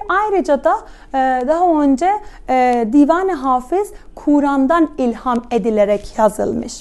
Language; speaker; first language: Turkish; non-native, fluent; Persian